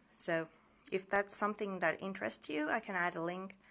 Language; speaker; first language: English; non-native, fluent; Finnish